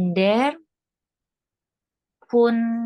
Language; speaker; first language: German; non-native, learner; Indonesian